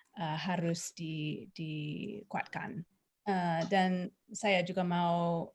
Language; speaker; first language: Indonesian; non-native, fluent; English